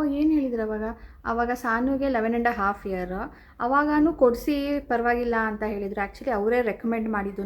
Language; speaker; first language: Kannada; non-native, local second language; Marathi